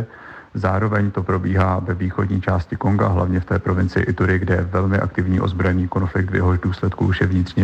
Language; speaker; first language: Czech; native; Czech